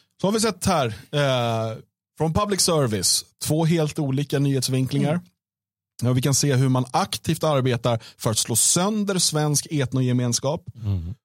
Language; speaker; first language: Swedish; native; Swedish